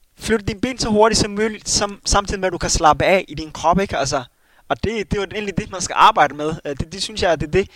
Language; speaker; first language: Danish; early bilingual, other home language; Somali